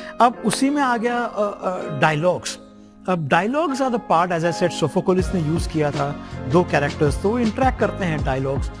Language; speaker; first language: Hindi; non-native, local second language; Marathi